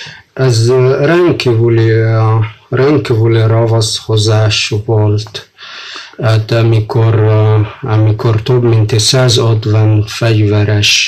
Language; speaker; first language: Hungarian; non-native, fluent; Arabic